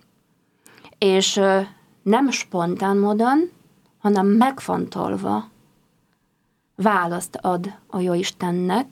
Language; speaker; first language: Hungarian; non-native, fluent; Polish